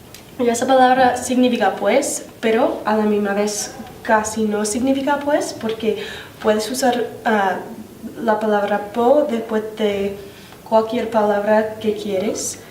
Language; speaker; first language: Spanish; non-native, learner; English